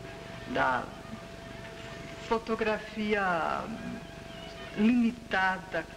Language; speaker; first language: Portuguese; non-native, fluent; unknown